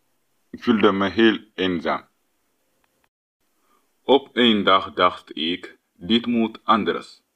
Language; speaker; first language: Dutch; non-native, learner; Tigrinya